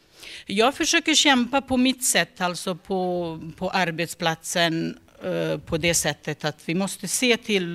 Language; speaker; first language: Swedish; non-native, fluent; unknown